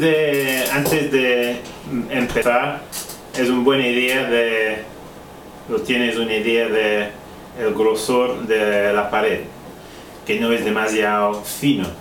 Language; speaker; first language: Spanish; non-native, fluent; English